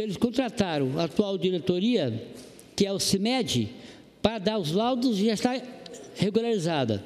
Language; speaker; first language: Portuguese; native; Portuguese